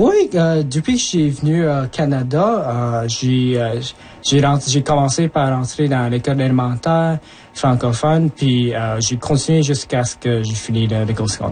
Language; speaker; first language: French; early bilingual, other home language; Japanese